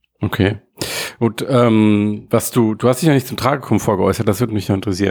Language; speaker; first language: German; native; German